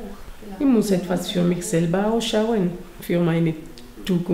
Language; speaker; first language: German; non-native, learner; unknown